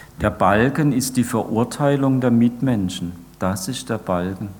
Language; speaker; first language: German; native; German